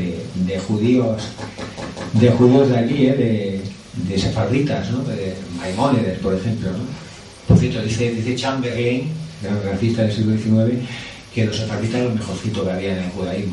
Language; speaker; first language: Spanish; native; Spanish